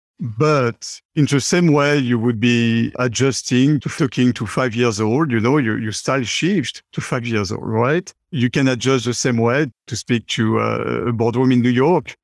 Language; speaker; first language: English; non-native, fluent; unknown